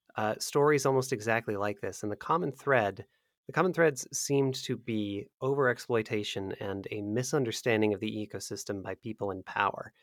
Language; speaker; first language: English; native; English